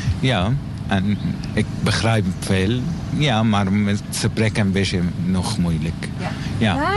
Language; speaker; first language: Dutch; non-native, learner; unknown